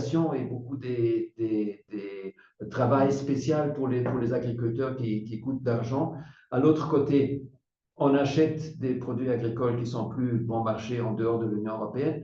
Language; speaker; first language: French; non-native, fluent; German